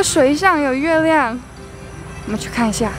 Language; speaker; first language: Chinese; non-native, fluent; English